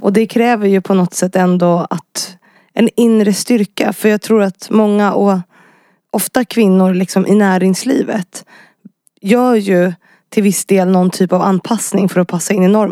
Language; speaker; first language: Swedish; native; Swedish